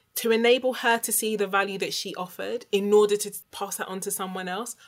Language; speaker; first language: English; native; English